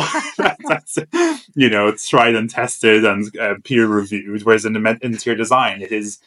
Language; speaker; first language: English; non-native, fluent; Maltese